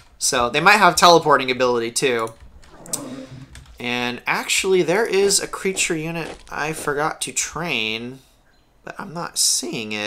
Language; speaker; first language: English; native; English